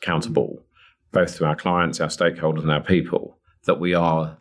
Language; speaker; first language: English; native; English